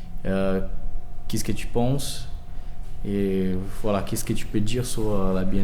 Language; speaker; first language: French; non-native, fluent; Portuguese